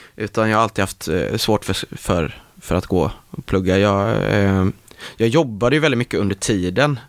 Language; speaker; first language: Swedish; native; Swedish